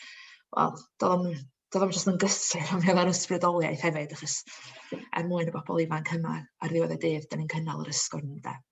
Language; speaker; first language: Welsh; native; Welsh